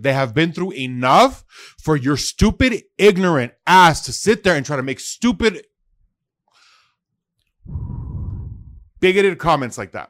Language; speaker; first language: English; early bilingual, other home language; Spanish